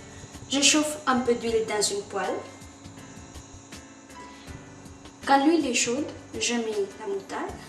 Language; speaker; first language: French; non-native, fluent; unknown